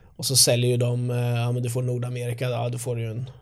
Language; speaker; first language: Swedish; native; Swedish